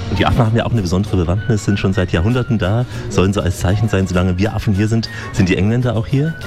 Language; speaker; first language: German; native; German